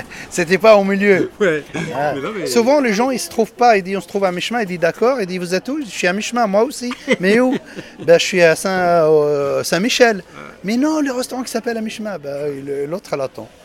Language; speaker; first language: French; non-native, local second language; Arabic